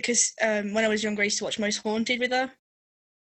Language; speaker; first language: English; native; English